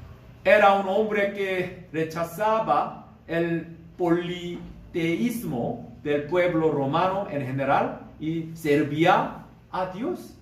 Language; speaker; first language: Spanish; non-native, learner; Korean